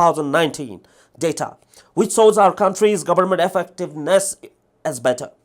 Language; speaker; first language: English; non-native, fluent; Nepali